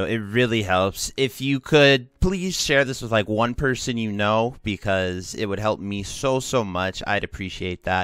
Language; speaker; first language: English; native; English